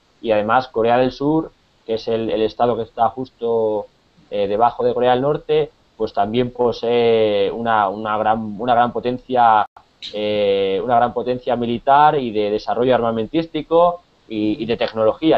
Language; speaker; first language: Spanish; native; Spanish